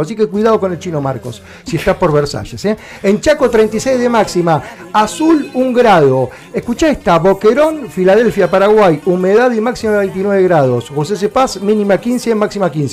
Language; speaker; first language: Spanish; native; Spanish